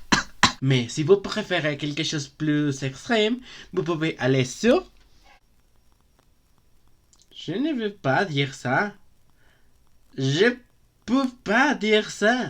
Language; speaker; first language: French; non-native, learner; Spanish